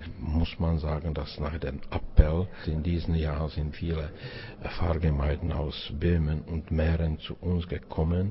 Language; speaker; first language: German; non-native, fluent; Czech